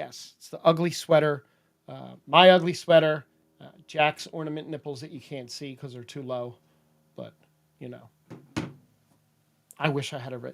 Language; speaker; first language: English; native; English